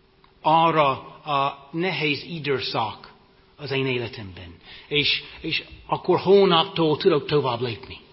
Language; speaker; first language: Hungarian; non-native, fluent; English